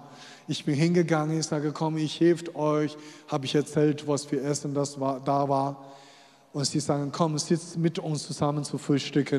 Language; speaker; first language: German; non-native, fluent; Chinese